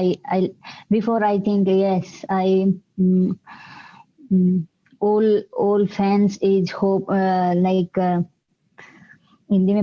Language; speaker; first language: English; non-native, learner; Hindi